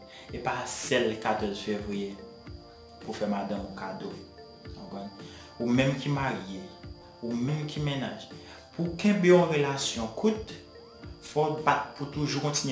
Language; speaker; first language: French; non-native, learner; Haitian Creole